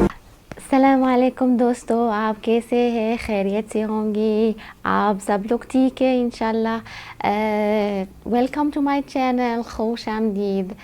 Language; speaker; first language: Hindi; non-native, learner; Arabic